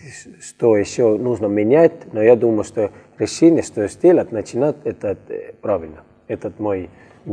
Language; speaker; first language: Russian; non-native, learner; Estonian